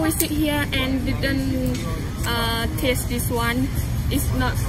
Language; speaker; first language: English; non-native, learner; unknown